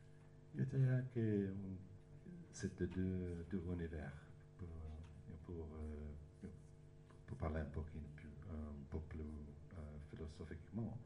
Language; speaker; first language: French; non-native, learner; English